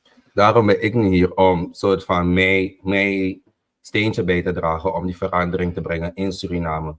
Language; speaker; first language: Dutch; native; Dutch